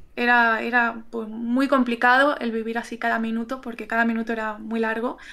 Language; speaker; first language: Spanish; native; Spanish